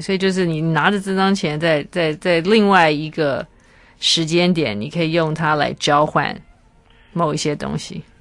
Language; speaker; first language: Chinese; native; Chinese